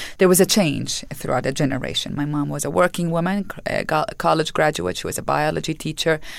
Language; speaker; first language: English; non-native, fluent; Arabic